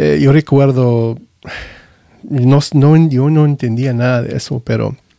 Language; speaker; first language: Spanish; early bilingual, heritage; Spanish